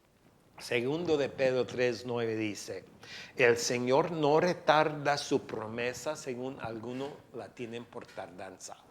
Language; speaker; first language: Spanish; non-native, fluent; English